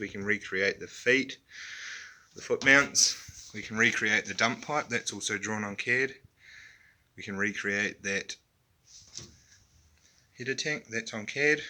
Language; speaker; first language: English; native; English